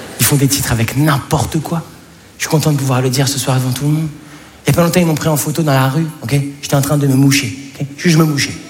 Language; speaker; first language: French; native; French